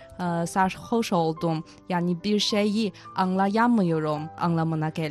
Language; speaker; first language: Turkish; non-native, fluent; Chinese